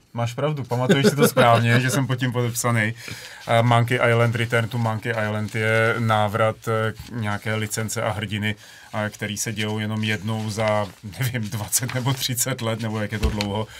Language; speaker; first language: Czech; native; Czech